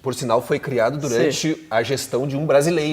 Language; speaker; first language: Portuguese; native; Portuguese